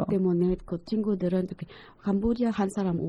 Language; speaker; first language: Korean; non-native, fluent; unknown